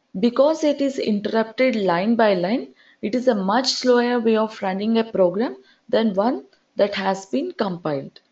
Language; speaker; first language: English; non-native, local second language; Telugu